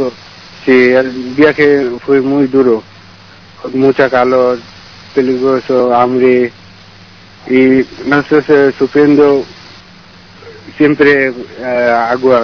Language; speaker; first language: Spanish; non-native, learner; Bangla